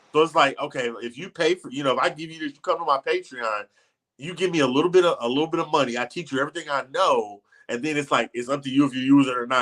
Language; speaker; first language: English; native; English